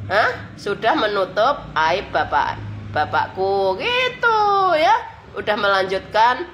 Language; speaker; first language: Indonesian; native; Indonesian